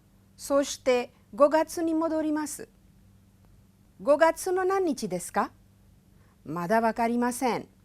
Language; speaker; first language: Japanese; non-native, fluent; Hindi